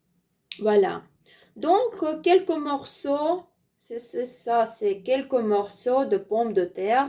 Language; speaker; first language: French; non-native, learner; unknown